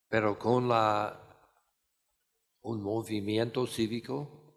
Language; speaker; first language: Spanish; non-native, fluent; English